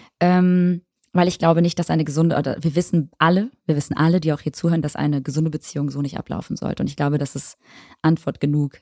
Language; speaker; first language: German; early bilingual, other home language; Albanian